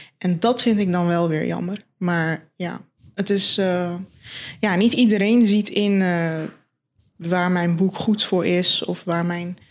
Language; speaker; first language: Dutch; non-native, local second language; Turkish